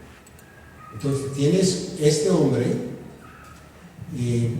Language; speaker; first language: Spanish; non-native, fluent; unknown